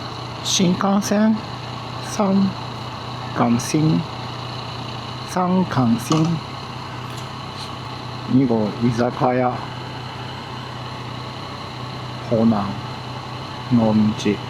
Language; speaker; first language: Cantonese; non-native, learner; Japanese